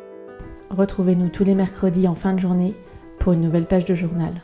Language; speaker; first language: French; native; French